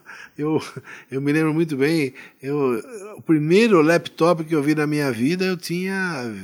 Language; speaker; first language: Portuguese; native; Portuguese